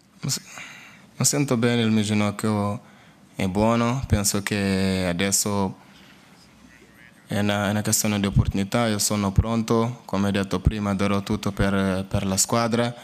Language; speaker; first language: Italian; non-native, learner; Portuguese